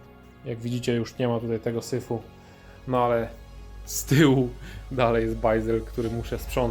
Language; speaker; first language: Polish; native; Polish